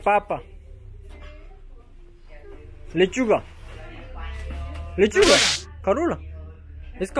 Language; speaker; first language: Spanish; non-native, learner; Japanese